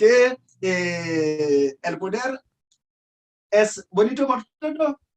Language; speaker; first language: Spanish; non-native, learner; Haitian Creole